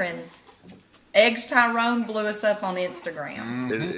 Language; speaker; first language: English; native; English